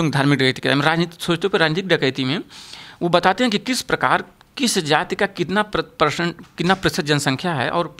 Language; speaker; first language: Hindi; native; Hindi